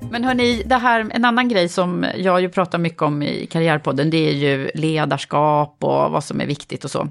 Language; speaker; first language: Swedish; native; Swedish